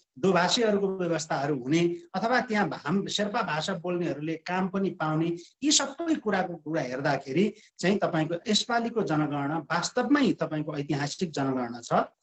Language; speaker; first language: Nepali; non-native, local second language; Sherpa